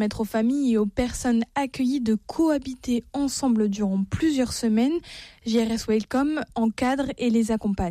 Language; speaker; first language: French; native; French